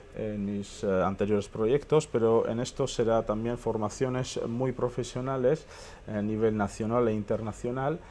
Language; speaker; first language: Spanish; non-native, fluent; Armenian